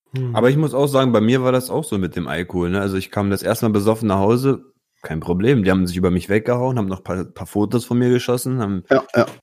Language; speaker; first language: German; early bilingual, other home language; Italian